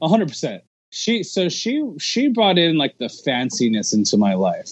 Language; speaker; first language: English; early bilingual, other home language; Filipino